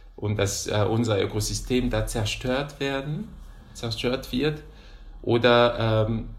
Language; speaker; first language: German; non-native, fluent; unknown